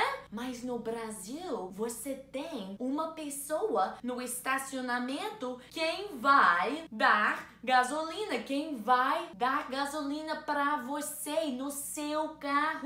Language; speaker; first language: Portuguese; non-native, learner; English